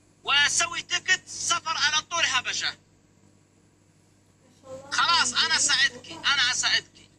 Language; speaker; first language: Arabic; native; Arabic